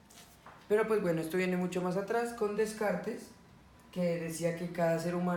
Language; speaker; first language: Spanish; native; Spanish